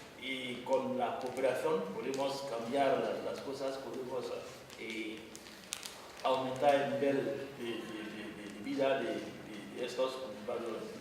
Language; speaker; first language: Spanish; non-native, fluent; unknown